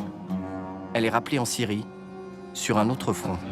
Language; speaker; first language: French; native; French